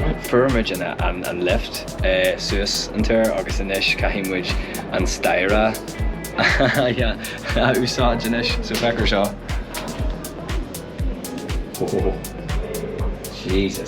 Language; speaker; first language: Irish; non-native, local second language; English